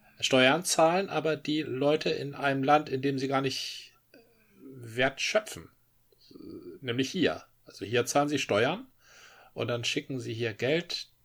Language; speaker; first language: German; native; German